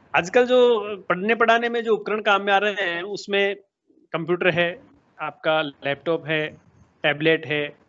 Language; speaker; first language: Hindi; native; Hindi